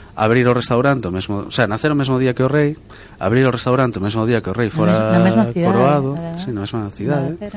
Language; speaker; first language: Galician; native; Galician